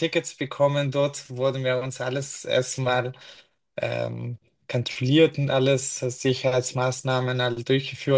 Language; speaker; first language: German; non-native, fluent; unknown